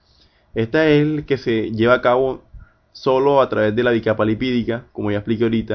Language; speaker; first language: Spanish; native; Spanish